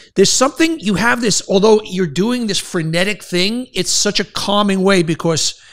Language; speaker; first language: English; native; English